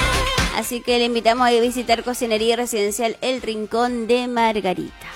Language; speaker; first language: Spanish; native; Spanish